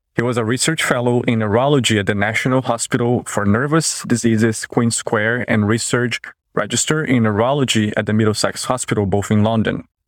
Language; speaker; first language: English; non-native, fluent; Portuguese